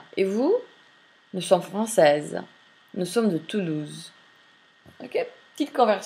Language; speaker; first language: French; non-native, fluent; English